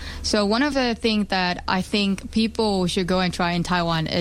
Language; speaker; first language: English; non-native, local second language; Chinese